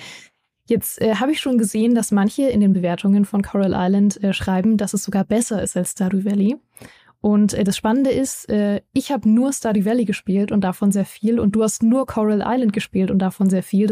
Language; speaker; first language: German; native; German